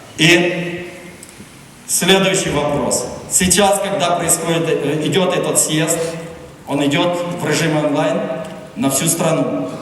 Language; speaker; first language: Russian; non-native, local second language; Ukrainian